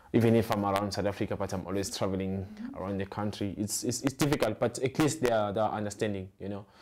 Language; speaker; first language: English; non-native, local second language; Zulu